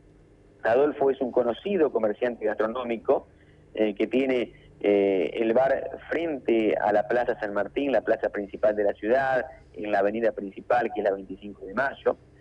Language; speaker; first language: Spanish; native; Spanish